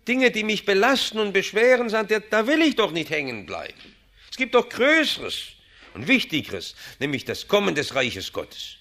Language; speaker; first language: German; native; German